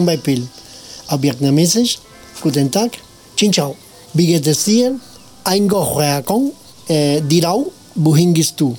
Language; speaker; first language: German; non-native, fluent; Spanish